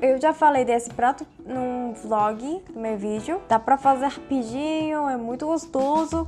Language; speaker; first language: Portuguese; non-native, fluent; Korean